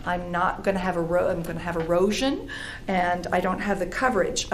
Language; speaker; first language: English; native; English